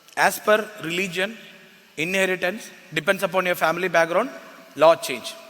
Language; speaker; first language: English; non-native, local second language; Malayalam